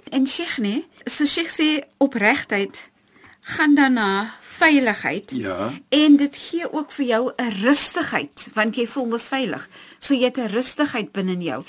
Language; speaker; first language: Afrikaans; native; Afrikaans